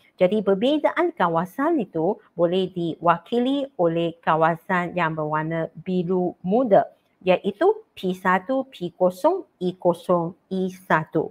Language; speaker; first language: Malay; non-native, local second language; Chinese